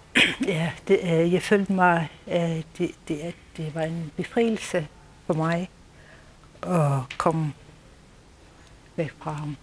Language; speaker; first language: Danish; non-native, local second language; Kalaallisut